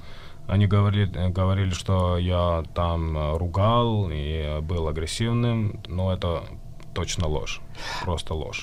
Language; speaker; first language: Russian; non-native, fluent; Georgian